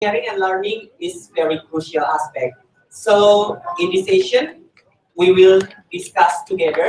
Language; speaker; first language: English; non-native, learner; Indonesian